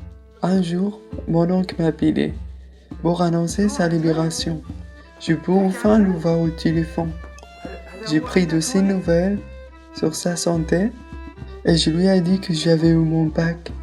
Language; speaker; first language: French; non-native, fluent; Arabic